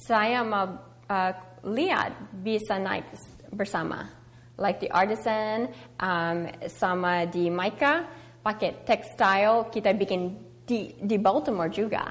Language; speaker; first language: Indonesian; early bilingual, heritage; English